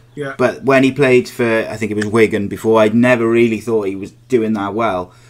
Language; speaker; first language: English; native; English